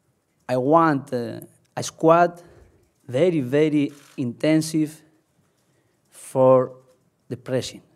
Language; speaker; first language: English; non-native, learner; Spanish